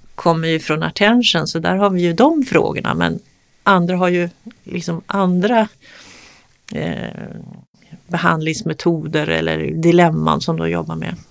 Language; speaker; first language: Swedish; native; Swedish